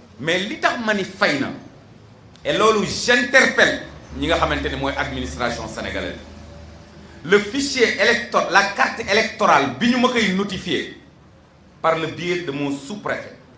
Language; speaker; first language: Wolof; native; Wolof